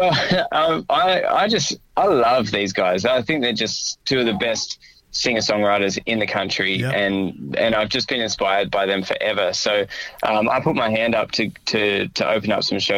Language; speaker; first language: English; native; English